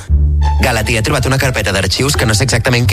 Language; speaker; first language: Catalan; native; Catalan